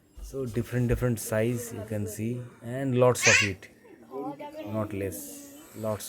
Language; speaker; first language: English; non-native, local second language; Bangla